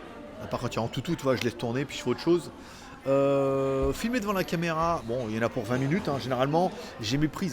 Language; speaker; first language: French; native; French